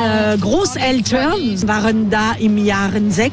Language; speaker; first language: German; non-native, learner; French